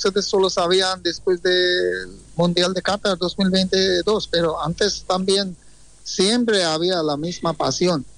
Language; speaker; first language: Spanish; non-native, fluent; Bangla